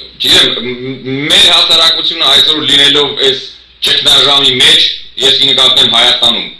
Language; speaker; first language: Armenian; native; Armenian